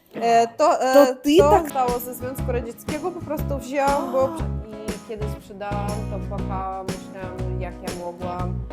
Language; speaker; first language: Polish; non-native, fluent; Russian